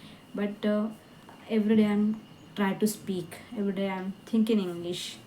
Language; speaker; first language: English; non-native, learner; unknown